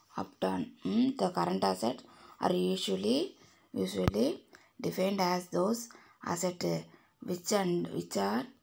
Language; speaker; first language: English; non-native, local second language; Tamil